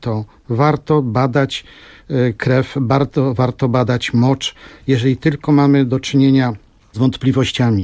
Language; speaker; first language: Polish; native; Polish